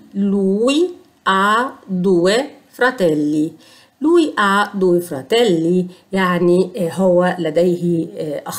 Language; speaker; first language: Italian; non-native, fluent; Arabic